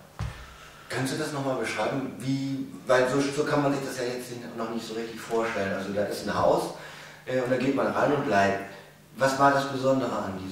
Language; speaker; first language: German; native; German